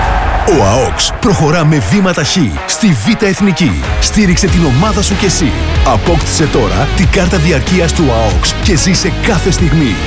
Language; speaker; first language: Greek; native; Greek